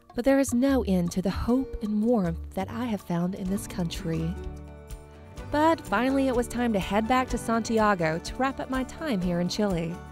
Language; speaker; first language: English; native; English